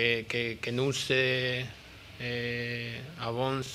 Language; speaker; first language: French; non-native, learner; Spanish